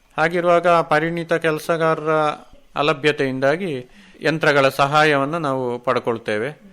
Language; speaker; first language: Kannada; native; Kannada